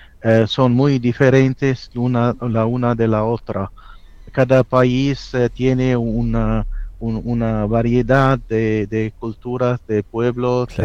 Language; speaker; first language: Spanish; non-native, fluent; Italian